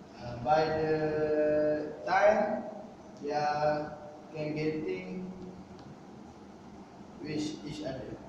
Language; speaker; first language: English; non-native, learner; Malay